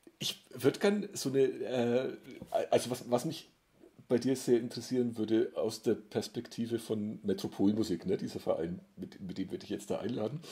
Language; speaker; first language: German; native; German